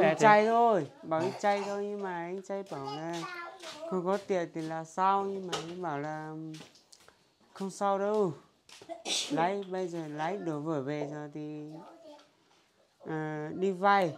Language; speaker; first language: Vietnamese; non-native, local second language; Hmong